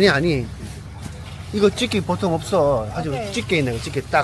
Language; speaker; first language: Korean; native; Korean